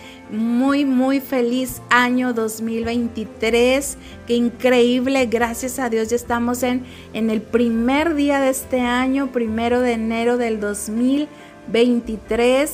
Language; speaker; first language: Spanish; native; Spanish